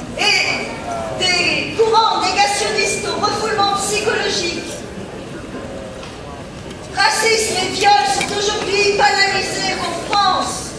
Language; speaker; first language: French; native; French